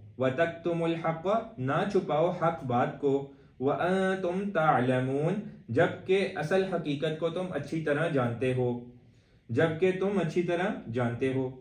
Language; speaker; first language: Urdu; native; Urdu